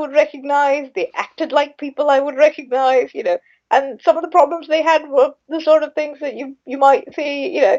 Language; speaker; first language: English; non-native, local second language; Sinhala